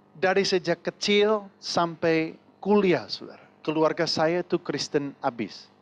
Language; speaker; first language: Indonesian; non-native, fluent; English